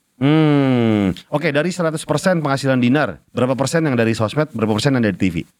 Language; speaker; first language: Indonesian; native; Indonesian